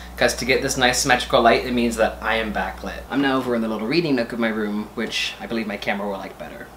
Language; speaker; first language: English; native; English